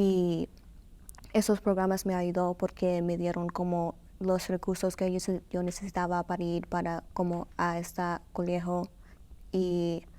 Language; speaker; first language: Spanish; early bilingual, heritage; Spanish